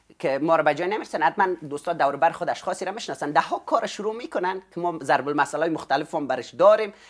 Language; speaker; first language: Persian; native; Persian